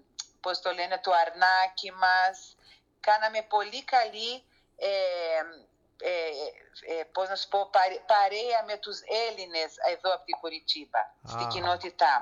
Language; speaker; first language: Greek; early bilingual, heritage; Greek